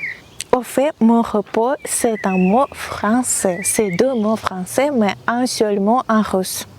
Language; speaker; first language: French; non-native, fluent; Russian